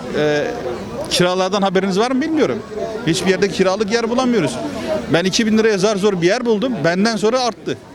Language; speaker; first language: Turkish; native; Turkish